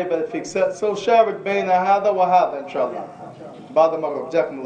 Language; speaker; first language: Arabic; non-native, learner; English